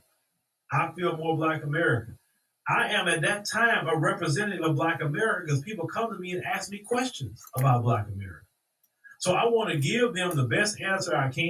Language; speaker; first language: English; native; English